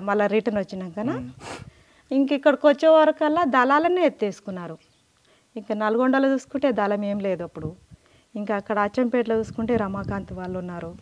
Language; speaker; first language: Telugu; native; Telugu